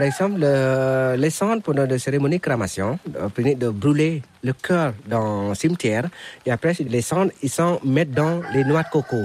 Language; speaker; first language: French; non-native, learner; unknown